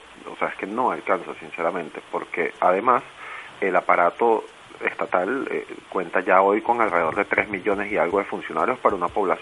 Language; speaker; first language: Spanish; native; Spanish